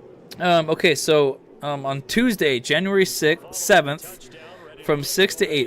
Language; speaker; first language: English; native; English